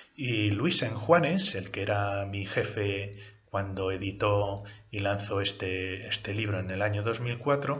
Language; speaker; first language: Spanish; native; Spanish